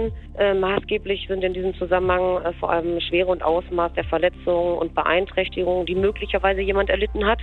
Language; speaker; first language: German; native; German